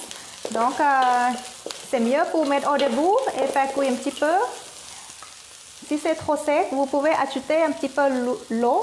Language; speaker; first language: French; non-native, fluent; Thai